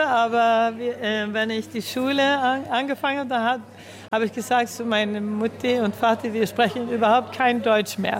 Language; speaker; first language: German; early bilingual, heritage; German